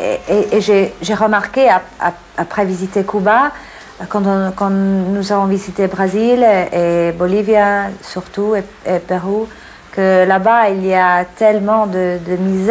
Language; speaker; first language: French; non-native, fluent; English